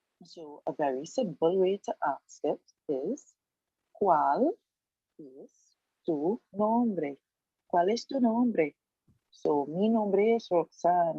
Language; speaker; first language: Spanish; non-native, fluent; English